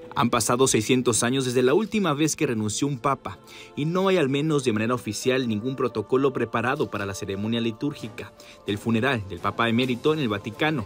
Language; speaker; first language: Spanish; native; Spanish